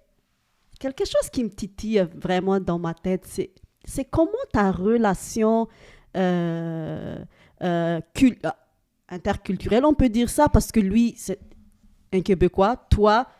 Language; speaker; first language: French; non-native, local second language; Malagasy